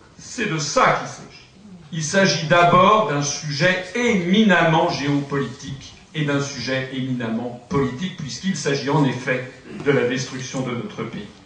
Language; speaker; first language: French; native; French